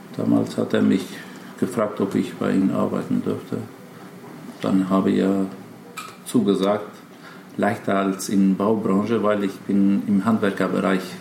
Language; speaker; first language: German; non-native, fluent; Macedonian